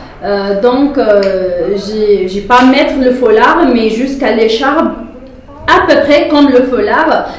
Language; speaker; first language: French; non-native, learner; Arabic